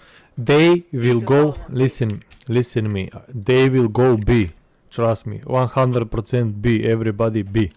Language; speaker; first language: English; non-native, learner; Macedonian